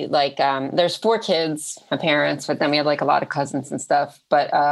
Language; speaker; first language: English; native; English